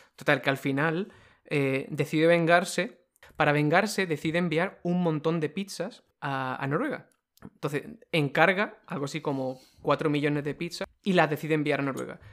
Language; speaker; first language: Spanish; native; Spanish